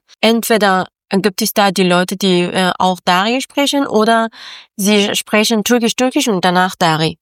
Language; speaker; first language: German; non-native, learner; Persian